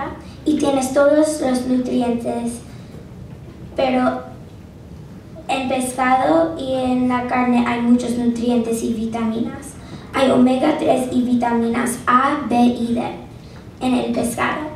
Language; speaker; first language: Spanish; non-native, learner; English